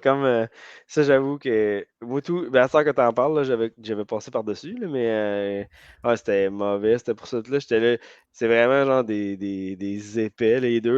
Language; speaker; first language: French; native; French